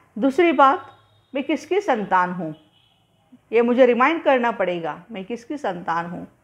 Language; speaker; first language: Hindi; non-native, local second language; Marathi